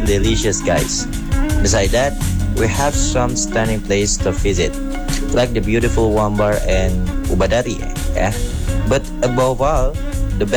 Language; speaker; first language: English; non-native, fluent; Indonesian